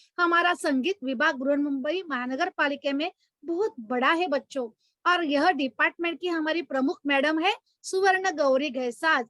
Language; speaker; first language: Hindi; non-native, local second language; Marathi